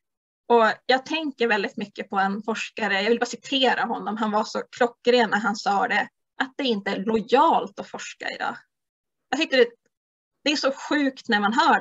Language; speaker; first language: Swedish; native; Swedish